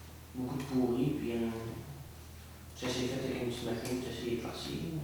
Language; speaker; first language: French; native; French